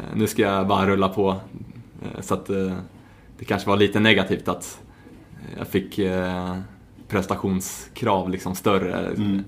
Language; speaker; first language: Swedish; native; Swedish